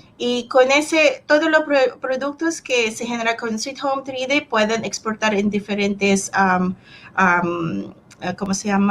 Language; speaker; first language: Spanish; non-native, fluent; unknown